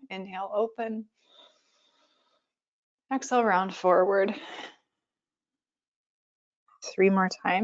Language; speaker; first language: English; native; English